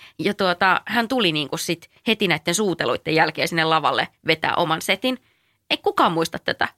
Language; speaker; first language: Finnish; native; Finnish